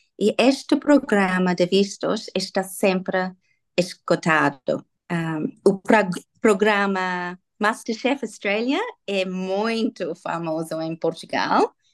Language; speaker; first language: Portuguese; non-native, learner; English